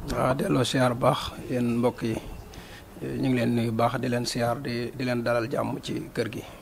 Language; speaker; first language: Wolof; native; Wolof